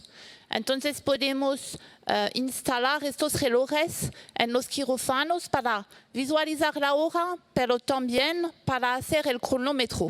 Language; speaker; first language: Spanish; non-native, fluent; French